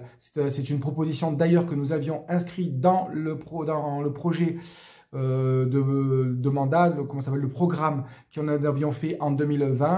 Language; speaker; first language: French; native; French